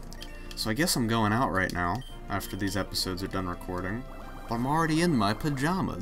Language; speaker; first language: English; native; English